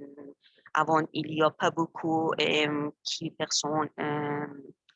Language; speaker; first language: French; non-native, learner; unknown